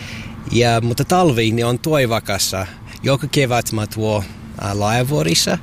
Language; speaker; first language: Finnish; non-native, learner; English